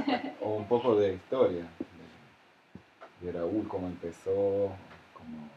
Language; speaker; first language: Spanish; non-native, fluent; Russian